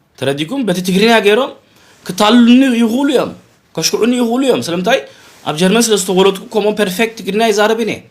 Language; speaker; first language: Tigrinya; early bilingual, heritage; Tigrinya